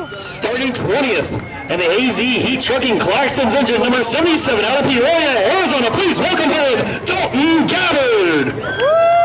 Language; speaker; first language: English; native; English